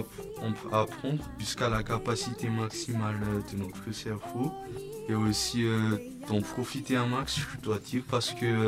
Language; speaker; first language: French; non-native, local second language; Malagasy